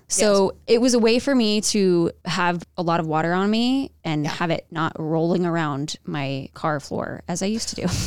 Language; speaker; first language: English; native; English